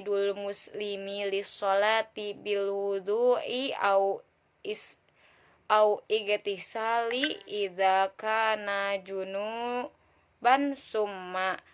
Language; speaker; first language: Arabic; non-native, learner; Indonesian